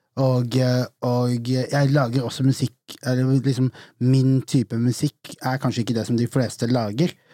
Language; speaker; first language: Norwegian; native; Norwegian